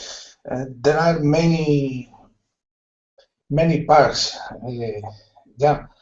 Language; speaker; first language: English; non-native, learner; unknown